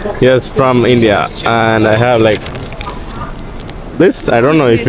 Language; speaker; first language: English; non-native, local second language; Malayalam